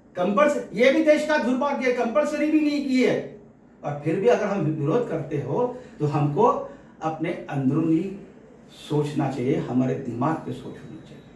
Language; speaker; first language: Hindi; native; Hindi